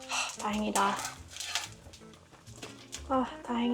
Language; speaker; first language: Korean; non-native, learner; English